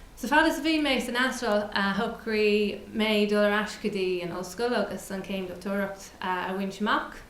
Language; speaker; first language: Irish; non-native, local second language; English